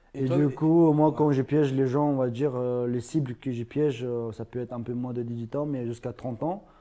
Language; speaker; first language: French; non-native, fluent; Ingush